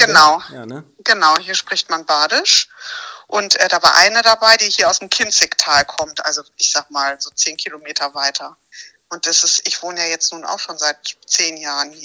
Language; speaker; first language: German; native; German